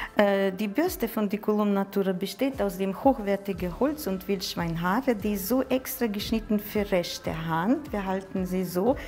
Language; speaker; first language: German; non-native, fluent; Latvian